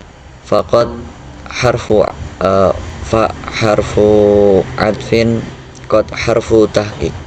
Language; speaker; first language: Arabic; non-native, learner; Indonesian